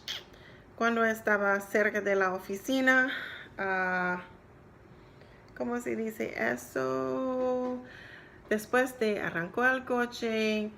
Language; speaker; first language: Spanish; non-native, learner; English